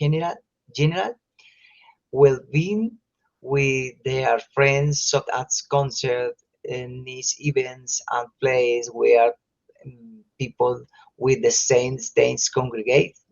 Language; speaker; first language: English; non-native, learner; Spanish